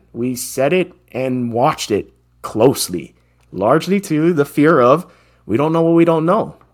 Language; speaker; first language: English; native; English